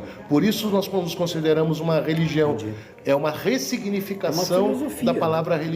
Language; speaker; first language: Portuguese; native; Portuguese